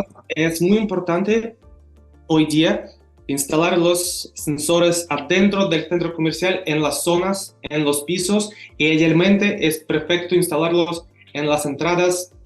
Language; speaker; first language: Spanish; non-native, fluent; Russian